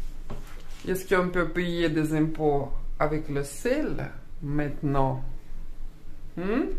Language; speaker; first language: French; non-native, fluent; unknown